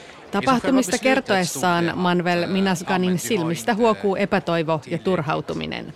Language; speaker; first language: Finnish; native; Finnish